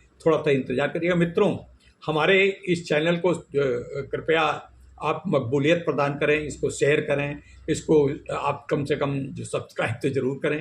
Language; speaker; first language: Hindi; native; Hindi